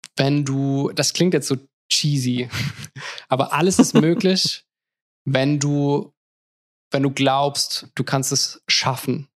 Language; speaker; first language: German; native; German